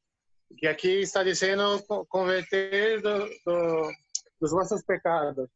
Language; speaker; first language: Spanish; non-native, fluent; Portuguese